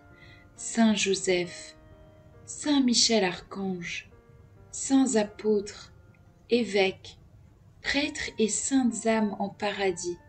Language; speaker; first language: French; native; French